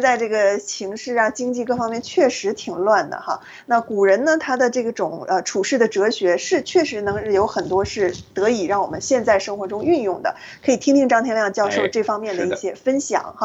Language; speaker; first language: Chinese; native; Chinese